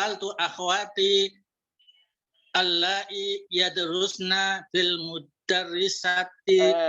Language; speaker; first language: Arabic; non-native, learner; Indonesian